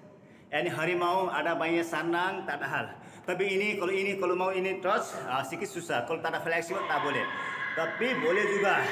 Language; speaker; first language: Indonesian; non-native, learner; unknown